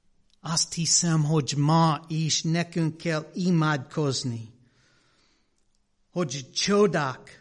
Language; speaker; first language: Hungarian; non-native, fluent; English